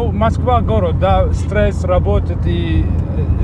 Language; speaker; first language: Russian; non-native, learner; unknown